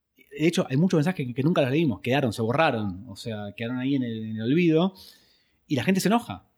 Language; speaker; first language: Spanish; native; Spanish